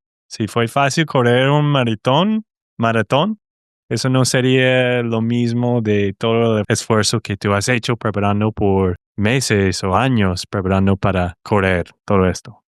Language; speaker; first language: Spanish; non-native, fluent; English